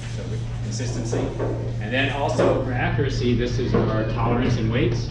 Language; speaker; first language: English; native; English